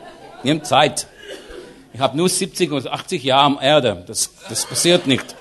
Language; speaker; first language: German; non-native, learner; English